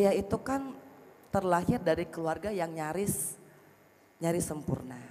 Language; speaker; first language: Indonesian; native; Indonesian